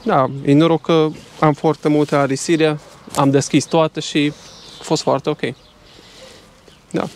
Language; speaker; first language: Romanian; non-native, local second language; Hungarian